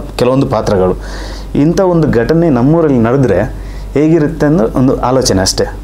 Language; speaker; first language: Kannada; non-native, local second language; Tulu